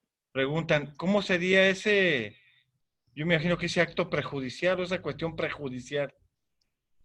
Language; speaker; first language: Spanish; native; Spanish